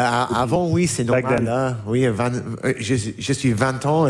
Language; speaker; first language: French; non-native, learner; English